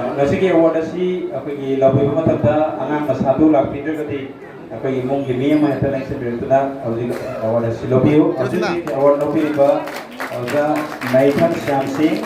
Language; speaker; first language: Manipuri; native; Manipuri